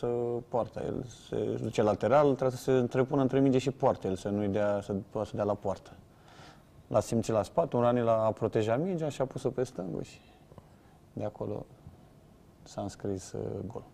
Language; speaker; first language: Romanian; native; Romanian